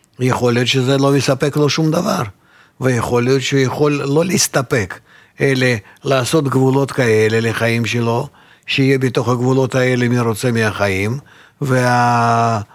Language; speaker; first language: Hebrew; non-native, fluent; Russian